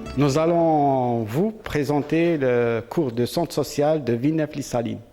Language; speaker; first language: French; non-native, learner; Arabic